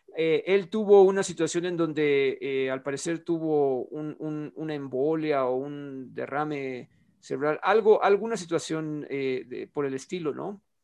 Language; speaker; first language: Spanish; native; Spanish